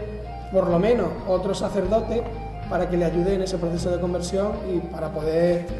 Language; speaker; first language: Spanish; native; Spanish